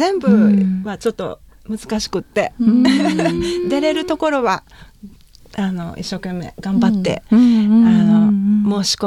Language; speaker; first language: Japanese; native; Japanese